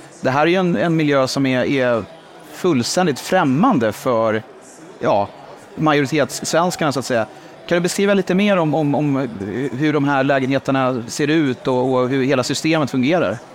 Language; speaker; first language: Swedish; native; Swedish